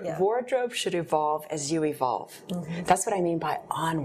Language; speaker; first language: English; native; English